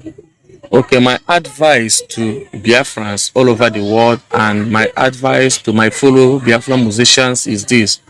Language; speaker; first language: English; non-native, local second language; Igbo